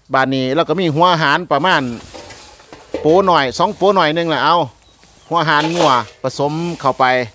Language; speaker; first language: Thai; native; Thai